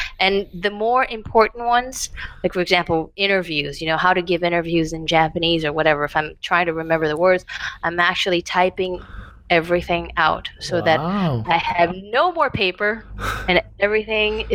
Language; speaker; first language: English; non-native, fluent; Portuguese